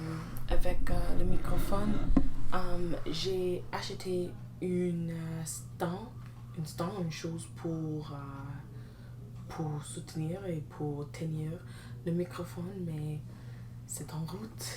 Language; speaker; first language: French; non-native, learner; English